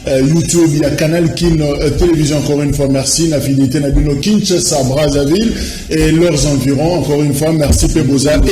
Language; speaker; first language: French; non-native, local second language; Lingala